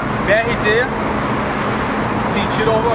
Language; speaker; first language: Portuguese; native; Portuguese